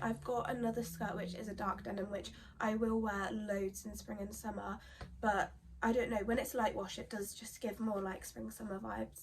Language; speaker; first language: English; native; English